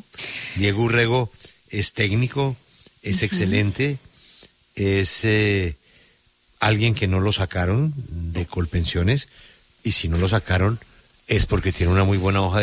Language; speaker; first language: Spanish; native; Spanish